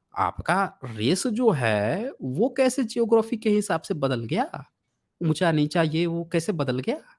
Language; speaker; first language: Hindi; native; Hindi